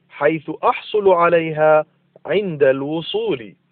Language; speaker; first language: Arabic; non-native, fluent; English